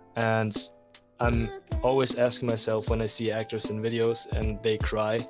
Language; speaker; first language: English; non-native, fluent; German